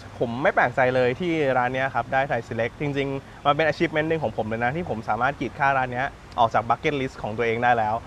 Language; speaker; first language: Thai; native; Thai